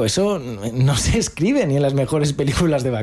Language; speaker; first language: Spanish; native; Spanish